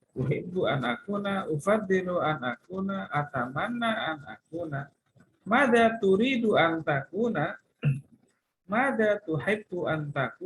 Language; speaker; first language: Arabic; non-native, fluent; Indonesian